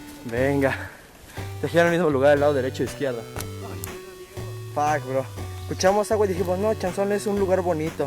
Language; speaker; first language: Spanish; native; Spanish